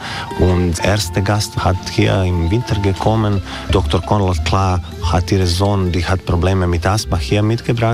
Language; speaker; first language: German; non-native, learner; Croatian